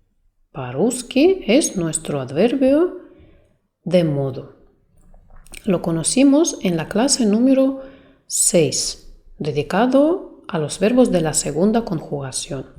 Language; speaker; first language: Spanish; non-native, fluent; Russian